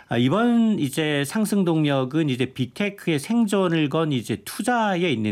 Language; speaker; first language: Korean; native; Korean